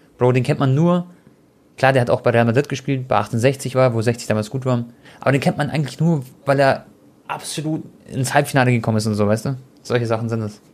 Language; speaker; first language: German; early bilingual, other home language; Croatian